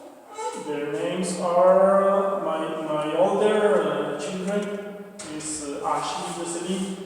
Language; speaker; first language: English; non-native, learner; Spanish